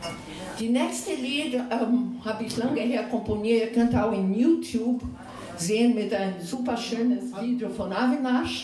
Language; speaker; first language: German; non-native, fluent; Portuguese